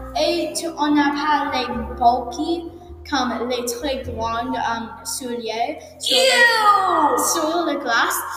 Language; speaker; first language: French; non-native, learner; English